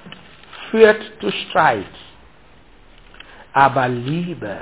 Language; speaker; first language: German; non-native, learner; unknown